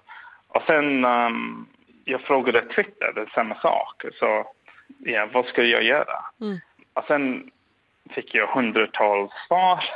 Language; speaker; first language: Swedish; non-native, fluent; English